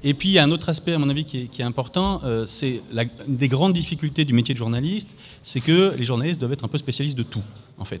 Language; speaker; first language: French; native; French